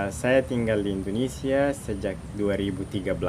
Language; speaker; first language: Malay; non-native, fluent; Arabic